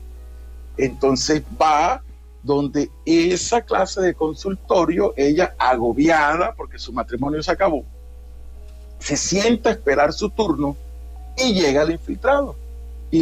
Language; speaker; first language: Spanish; native; Spanish